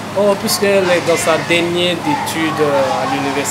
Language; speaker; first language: French; non-native, fluent; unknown